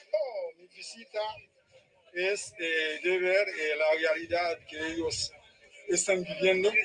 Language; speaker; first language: Spanish; non-native, fluent; Haitian Creole